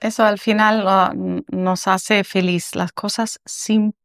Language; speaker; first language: Spanish; non-native, learner; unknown